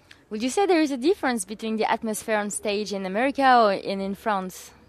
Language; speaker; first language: English; non-native, fluent; French